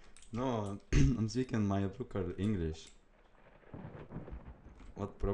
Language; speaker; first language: English; non-native, fluent; Lithuanian